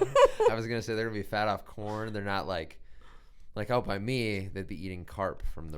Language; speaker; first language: English; native; English